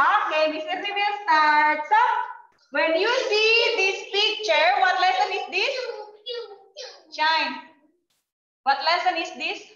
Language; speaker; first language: English; non-native, fluent; Indonesian